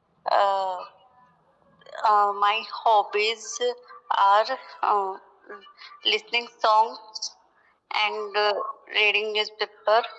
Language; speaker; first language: English; non-native, learner; Punjabi